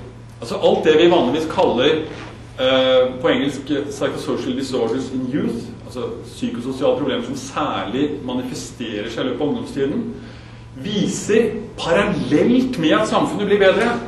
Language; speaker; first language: Norwegian; native; Norwegian